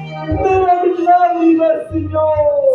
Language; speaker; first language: Spanish; non-native, local second language; Quechua